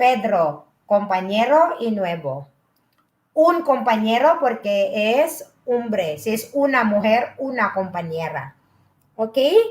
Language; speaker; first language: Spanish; non-native, learner; Filipino